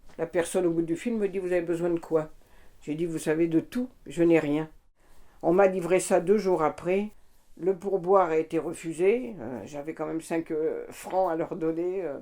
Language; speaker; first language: French; native; French